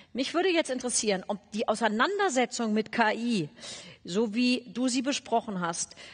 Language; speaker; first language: German; native; German